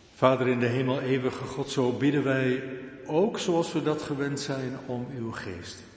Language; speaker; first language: Dutch; native; Dutch